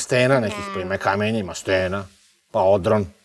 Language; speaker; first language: Serbian; native; Serbian